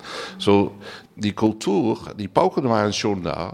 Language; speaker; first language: German; non-native, learner; Dutch